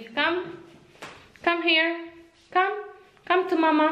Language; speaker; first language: English; non-native, local second language; Filipino